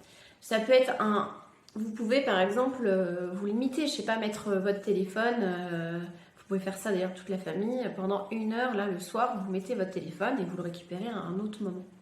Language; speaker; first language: French; native; French